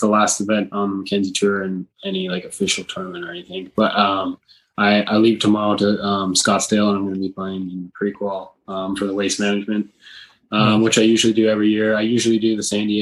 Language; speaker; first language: English; native; English